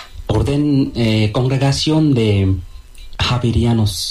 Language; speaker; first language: Spanish; non-native, learner; Bangla